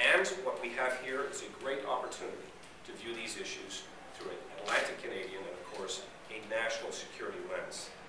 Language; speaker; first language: English; native; English